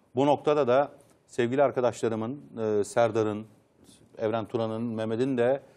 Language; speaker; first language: Turkish; native; Turkish